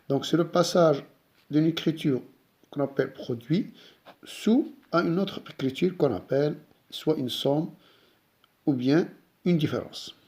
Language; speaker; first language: French; non-native, local second language; Arabic